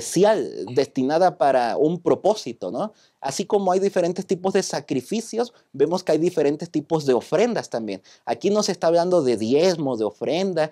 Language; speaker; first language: Spanish; native; Spanish